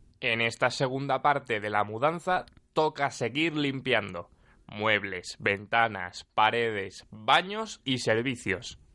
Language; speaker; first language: Spanish; native; Spanish